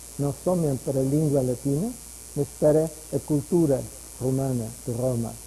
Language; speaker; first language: Portuguese; non-native, fluent; German